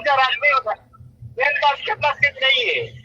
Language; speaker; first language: Hindi; non-native, learner; Bangla